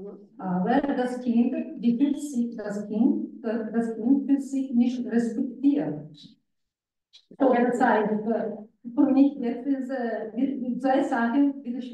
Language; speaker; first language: German; non-native, learner; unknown